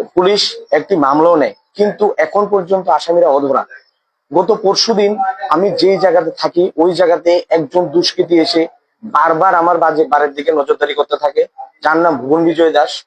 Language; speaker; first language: Bangla; native; Bangla